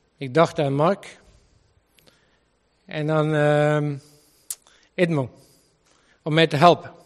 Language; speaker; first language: Dutch; native; Dutch